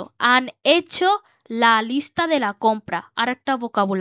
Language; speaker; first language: Spanish; non-native, fluent; Bangla